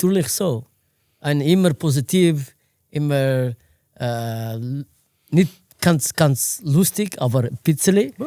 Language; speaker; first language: German; non-native, learner; Portuguese